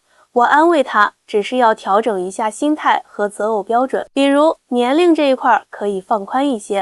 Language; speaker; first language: Chinese; native; Chinese